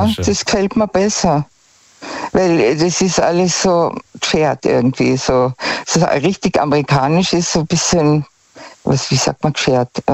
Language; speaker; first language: German; native; German